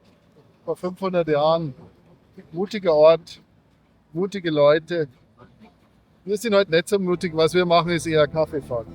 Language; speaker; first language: German; native; German